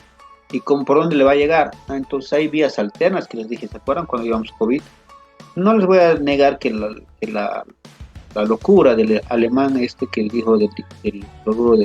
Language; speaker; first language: Spanish; native; Spanish